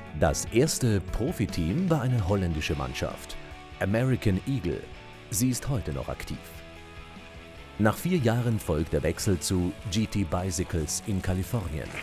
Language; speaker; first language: German; native; German